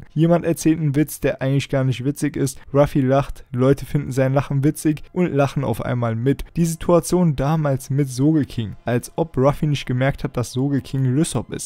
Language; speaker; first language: German; native; German